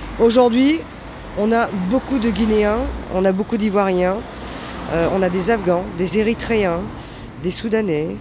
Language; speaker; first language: French; native; French